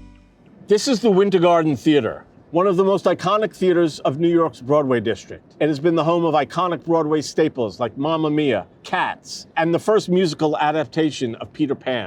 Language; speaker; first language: English; native; English